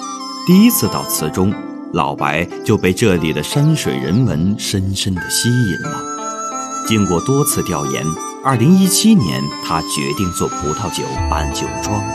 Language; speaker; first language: Chinese; native; Chinese